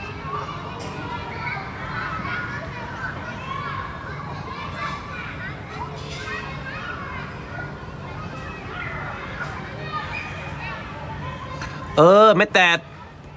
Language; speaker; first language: Thai; native; Thai